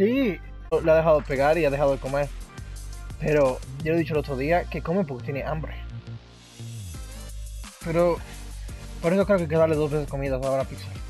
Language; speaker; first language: Spanish; early bilingual, heritage; Spanish